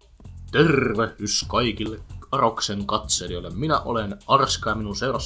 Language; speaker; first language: Finnish; native; Finnish